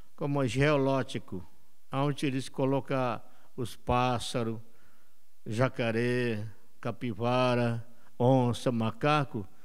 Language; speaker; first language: Portuguese; non-native, local second language; Yanomámi